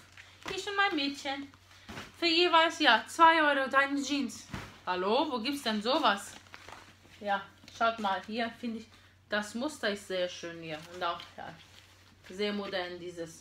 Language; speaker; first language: German; non-native, fluent; Portuguese